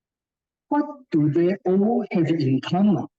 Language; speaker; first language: English; non-native, fluent; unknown